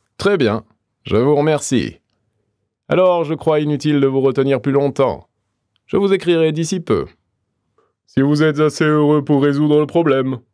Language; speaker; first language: French; native; French